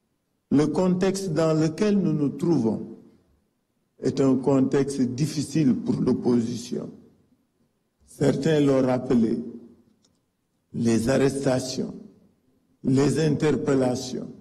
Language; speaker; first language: French; non-native, local second language; Wolof